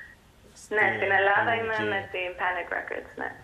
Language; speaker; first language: Greek; early bilingual, heritage; Greek